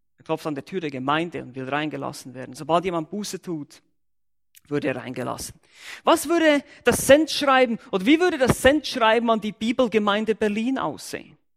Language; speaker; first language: German; native; German